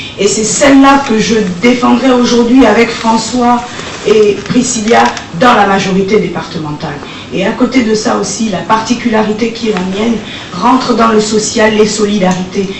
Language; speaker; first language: French; early bilingual, other home language; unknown